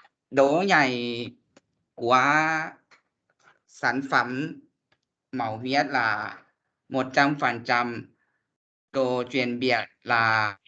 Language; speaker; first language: Vietnamese; non-native, learner; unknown